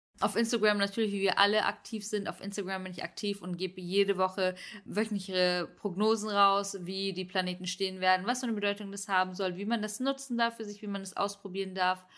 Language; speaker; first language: German; early bilingual, other home language; Turkish